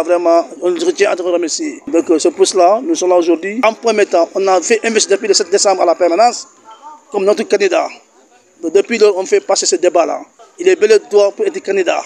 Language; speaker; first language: French; non-native, local second language; Wolof